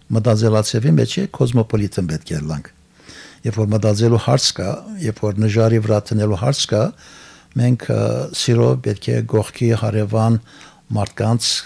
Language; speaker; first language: Armenian; early bilingual, heritage; Armenian